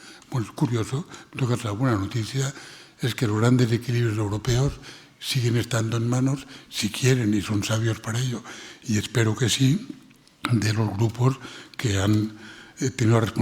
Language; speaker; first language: Spanish; non-native, local second language; Catalan